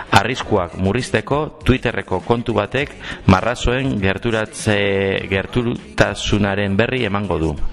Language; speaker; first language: Basque; non-native, local second language; Spanish